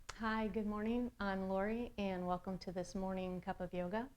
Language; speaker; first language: English; native; English